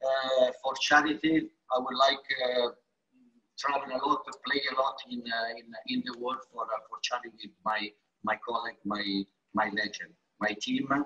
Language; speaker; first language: English; non-native, learner; Italian